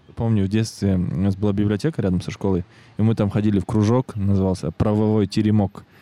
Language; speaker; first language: Russian; native; Russian